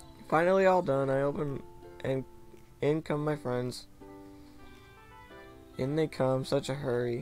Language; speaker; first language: English; native; English